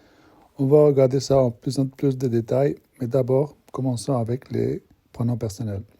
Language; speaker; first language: French; non-native, fluent; English